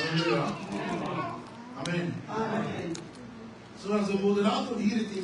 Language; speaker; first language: Dutch; non-native, fluent; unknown